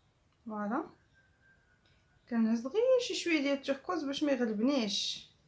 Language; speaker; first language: Arabic; native; Arabic